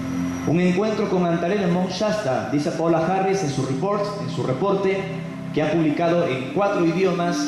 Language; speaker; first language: Spanish; native; Spanish